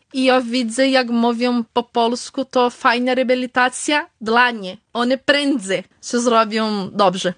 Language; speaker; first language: Polish; early bilingual, heritage; Polish